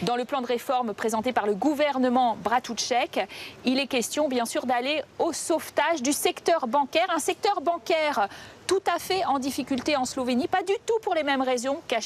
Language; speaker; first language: French; native; French